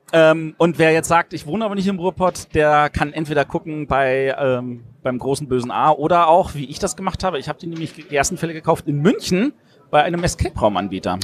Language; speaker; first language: German; native; German